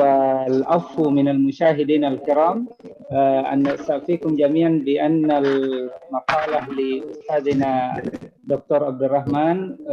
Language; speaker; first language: Arabic; non-native, fluent; Indonesian